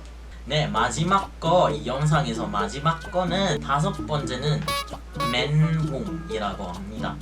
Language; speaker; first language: Korean; non-native, fluent; Filipino